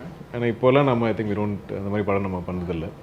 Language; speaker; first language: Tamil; non-native, local second language; Malayalam